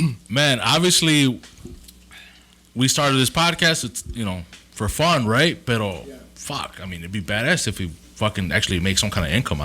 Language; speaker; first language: English; early bilingual, other home language; Spanish